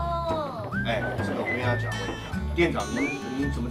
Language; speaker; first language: Chinese; native; Chinese